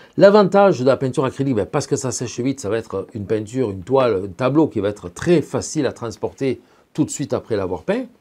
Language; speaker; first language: French; native; French